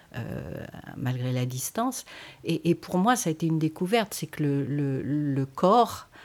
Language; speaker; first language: French; native; French